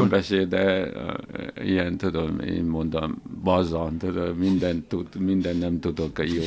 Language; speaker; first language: Hungarian; non-native, learner; Chinese